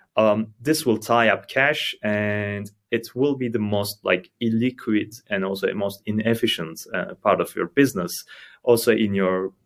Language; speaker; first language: English; non-native, fluent; Turkish